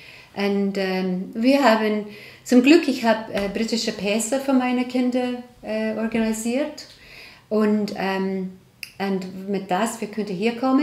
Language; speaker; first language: German; non-native, learner; English